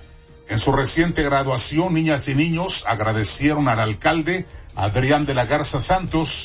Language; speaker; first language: Spanish; native; Spanish